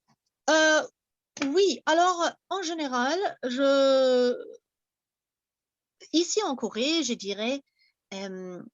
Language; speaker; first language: French; non-native, fluent; German